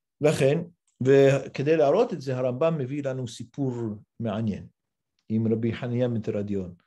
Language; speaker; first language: Hebrew; non-native, fluent; English